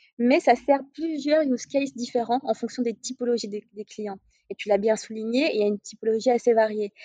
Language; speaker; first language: French; non-native, local second language; Arabic